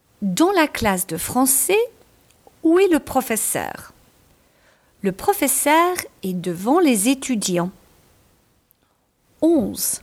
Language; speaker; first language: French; non-native, fluent; English